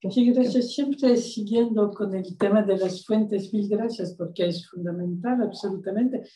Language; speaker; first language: Spanish; non-native, fluent; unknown